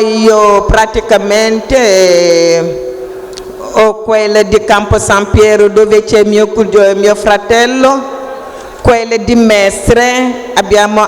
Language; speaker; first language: Italian; non-native, fluent; Wolof